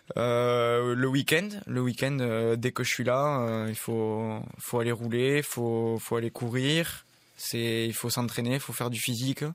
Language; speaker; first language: French; native; French